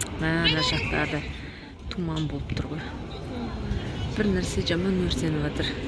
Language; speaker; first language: Kazakh; native; Kazakh